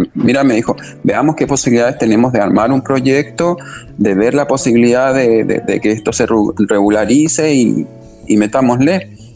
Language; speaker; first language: Spanish; native; Spanish